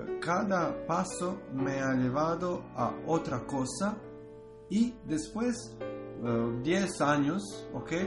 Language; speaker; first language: Spanish; non-native, learner; Croatian